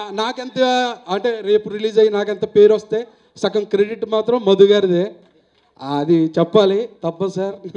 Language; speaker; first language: Telugu; native; Telugu